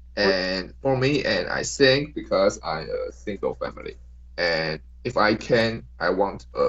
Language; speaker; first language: English; non-native, learner; Chinese